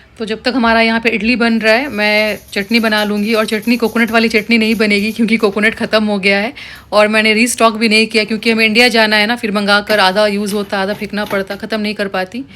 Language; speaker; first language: Hindi; native; Hindi